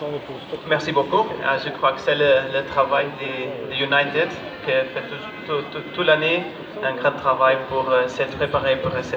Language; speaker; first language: French; non-native, learner; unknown